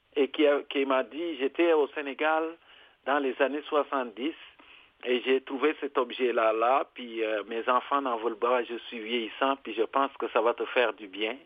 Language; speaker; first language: French; non-native, local second language; Serer